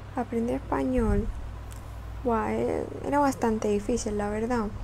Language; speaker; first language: Spanish; non-native, fluent; Russian